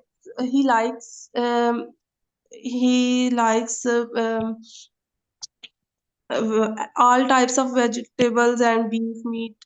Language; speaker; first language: English; non-native, learner; Urdu